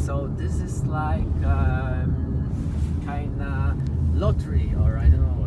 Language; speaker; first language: English; non-native, learner; Polish